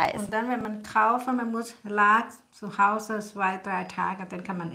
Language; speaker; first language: German; non-native, learner; Thai